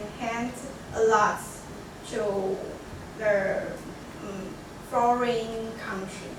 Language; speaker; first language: English; non-native, learner; Chinese